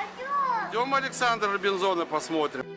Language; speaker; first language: Russian; native; Russian